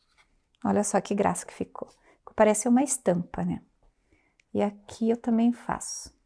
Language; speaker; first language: Portuguese; native; Portuguese